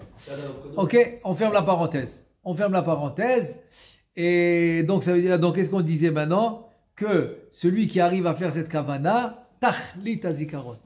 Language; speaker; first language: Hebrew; non-native, fluent; French